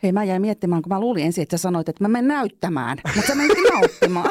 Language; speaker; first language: Finnish; native; Finnish